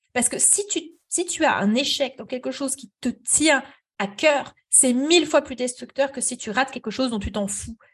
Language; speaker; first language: French; native; French